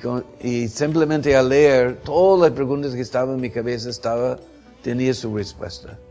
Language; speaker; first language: Spanish; non-native, fluent; English